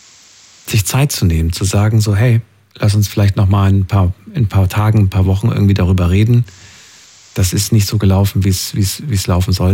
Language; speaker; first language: German; native; German